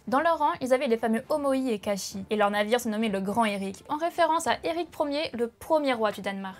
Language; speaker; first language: French; native; French